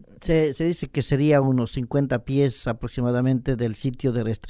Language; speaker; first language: Spanish; native; Spanish